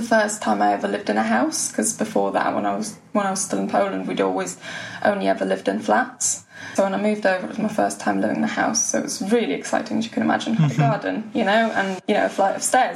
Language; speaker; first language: English; early bilingual, other home language; Polish